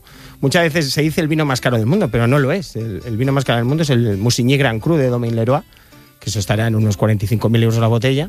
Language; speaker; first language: Spanish; native; Spanish